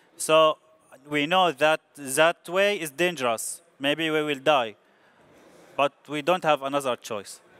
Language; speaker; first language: English; non-native, learner; Arabic